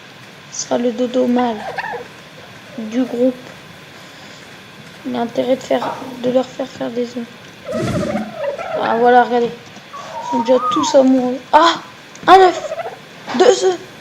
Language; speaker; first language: French; native; French